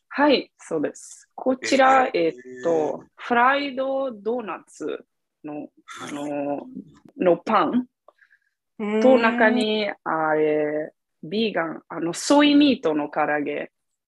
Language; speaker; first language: Japanese; non-native, fluent; Italian